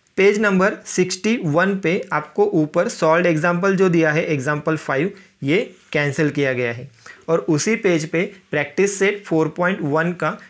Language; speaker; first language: Hindi; non-native, local second language; Marathi